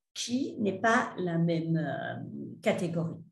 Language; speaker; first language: French; non-native, fluent; Spanish